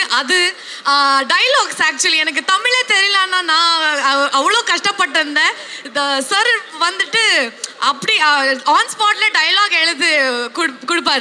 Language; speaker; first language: Tamil; non-native, learner; Kannada